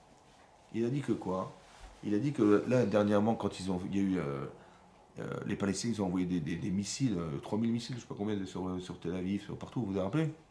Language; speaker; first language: French; native; French